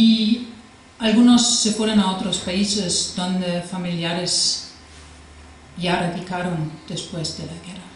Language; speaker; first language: Spanish; non-native, fluent; German